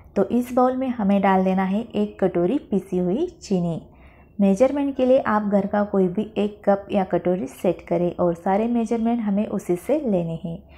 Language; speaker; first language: Hindi; non-native, local second language; Marathi